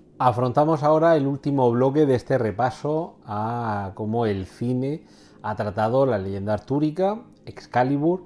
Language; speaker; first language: Spanish; native; Spanish